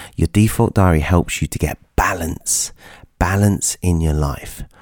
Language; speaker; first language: English; native; English